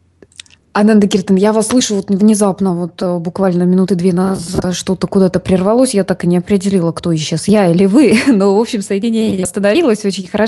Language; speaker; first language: Russian; native; Russian